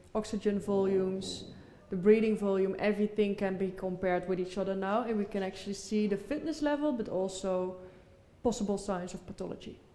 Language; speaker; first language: English; non-native, fluent; Dutch